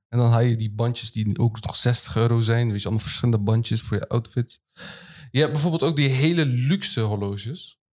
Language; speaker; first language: Dutch; early bilingual, other home language; Turkish